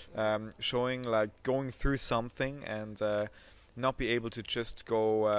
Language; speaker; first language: English; non-native, fluent; Swiss German